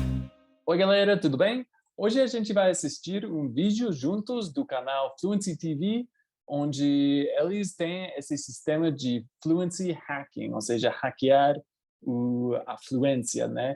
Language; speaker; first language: Portuguese; non-native, fluent; English